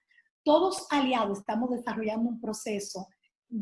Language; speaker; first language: Spanish; native; Spanish